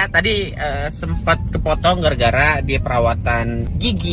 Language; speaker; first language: Indonesian; native; Indonesian